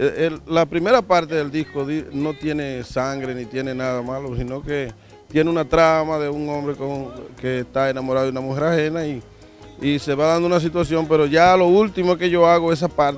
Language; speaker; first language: Spanish; native; Spanish